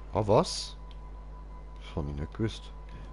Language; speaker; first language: German; native; German